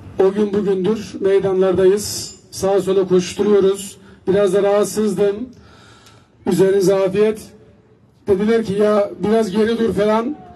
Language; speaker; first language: Turkish; native; Turkish